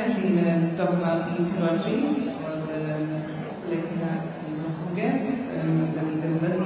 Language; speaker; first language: Welsh; native; Welsh